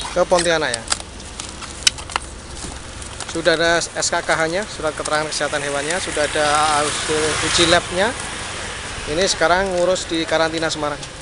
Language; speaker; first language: Indonesian; native; Indonesian